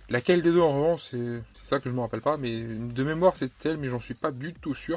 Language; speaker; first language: French; native; French